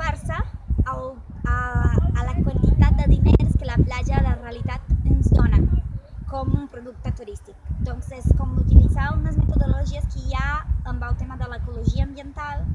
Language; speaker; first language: Catalan; non-native, fluent; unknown